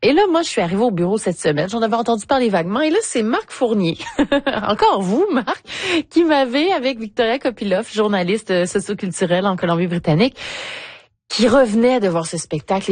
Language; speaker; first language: French; native; French